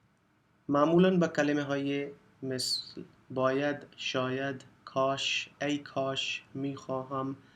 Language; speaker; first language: Persian; non-native, fluent; Urdu